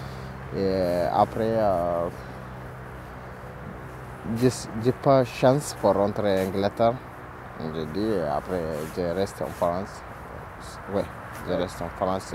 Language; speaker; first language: French; non-native, learner; Oromo